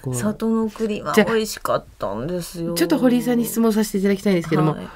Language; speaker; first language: Japanese; native; Japanese